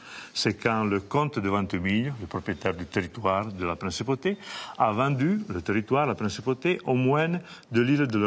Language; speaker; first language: French; non-native, fluent; Italian